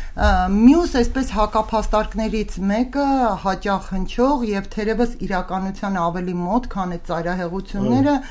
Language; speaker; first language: Armenian; native; Armenian